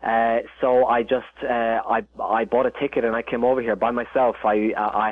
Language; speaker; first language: English; native; English